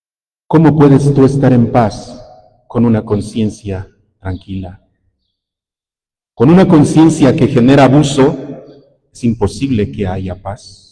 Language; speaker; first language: Spanish; native; Spanish